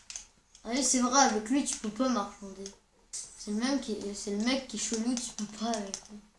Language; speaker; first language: French; native; French